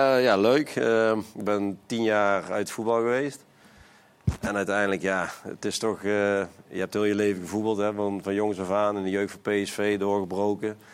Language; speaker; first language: Dutch; native; Dutch